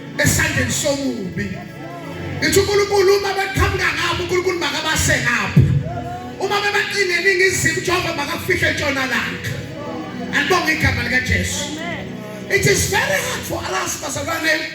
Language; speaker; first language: Zulu; native; Zulu